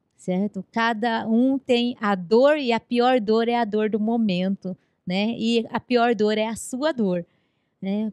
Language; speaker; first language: Portuguese; native; Portuguese